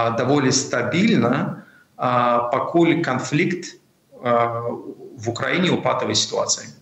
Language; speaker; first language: Belarusian; non-native, local second language; Russian